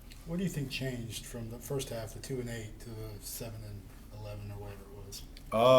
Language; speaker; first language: English; native; English